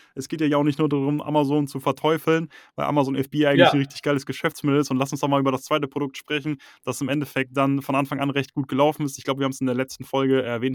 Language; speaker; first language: German; native; German